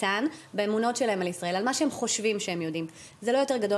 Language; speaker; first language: Hebrew; native; Hebrew